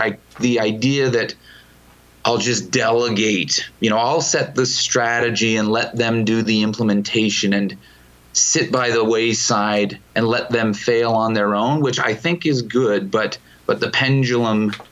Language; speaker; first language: English; native; English